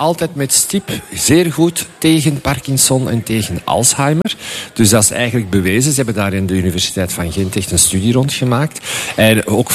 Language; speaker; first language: Dutch; native; Dutch